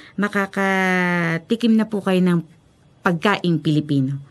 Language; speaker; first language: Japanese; non-native, learner; Filipino